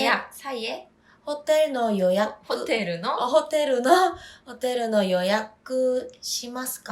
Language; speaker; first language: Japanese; non-native, learner; Korean